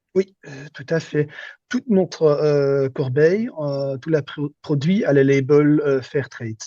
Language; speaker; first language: French; non-native, local second language; Dutch